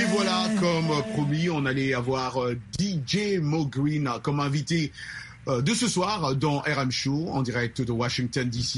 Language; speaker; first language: French; non-native, local second language; Lingala